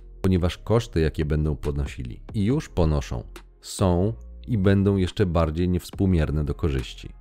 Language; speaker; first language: Polish; native; Polish